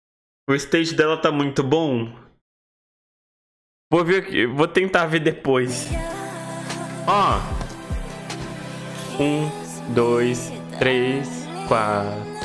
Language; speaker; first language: Portuguese; native; Portuguese